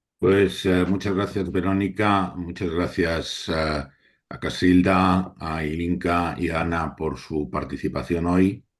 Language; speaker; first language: Spanish; native; Spanish